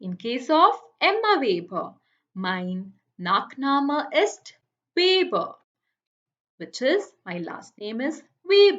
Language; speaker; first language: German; non-native, fluent; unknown